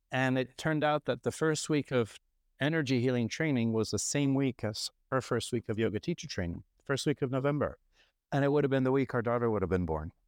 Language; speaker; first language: English; non-native, fluent; French